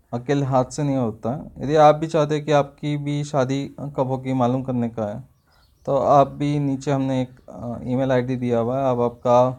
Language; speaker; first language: Hindi; non-native, local second language; Marathi